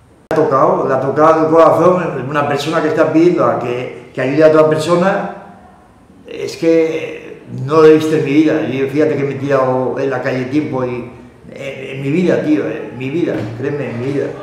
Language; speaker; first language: Spanish; native; Spanish